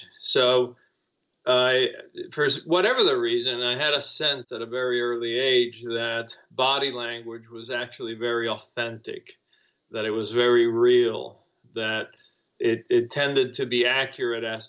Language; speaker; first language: English; non-native, fluent; Spanish